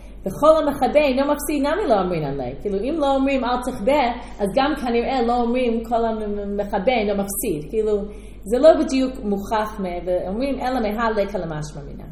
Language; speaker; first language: Hebrew; non-native, fluent; English